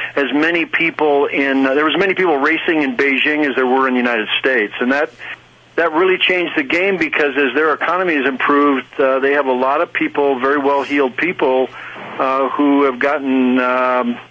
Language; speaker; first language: English; native; English